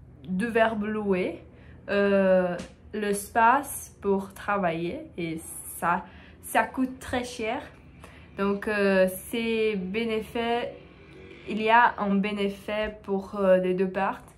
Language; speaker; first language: French; non-native, learner; Portuguese